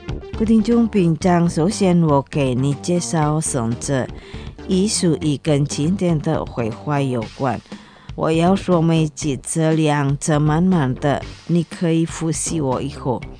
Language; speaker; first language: Chinese; non-native, local second language; Indonesian